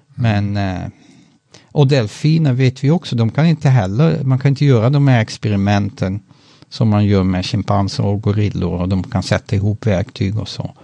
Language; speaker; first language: Swedish; non-native, fluent; Dutch